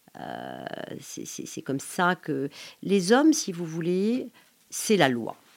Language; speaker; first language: French; non-native, local second language; Arabic